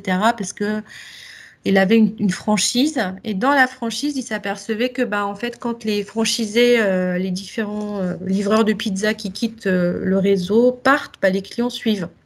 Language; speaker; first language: French; native; French